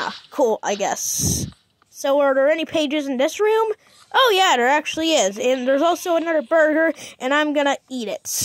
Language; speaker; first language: English; native; English